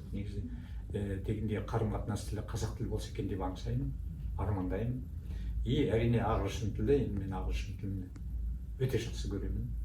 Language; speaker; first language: Kazakh; native; Kazakh